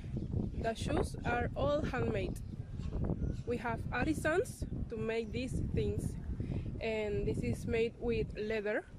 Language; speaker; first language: English; non-native, learner; Spanish